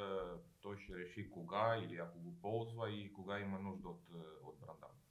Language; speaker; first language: Bulgarian; non-native, fluent; Romanian